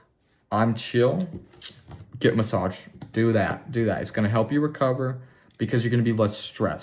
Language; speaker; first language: English; native; English